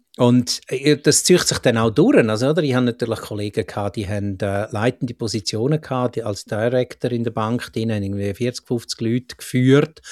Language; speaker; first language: German; native; German